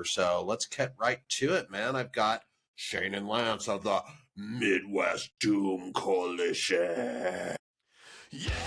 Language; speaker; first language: English; native; English